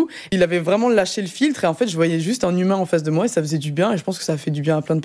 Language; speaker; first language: French; native; French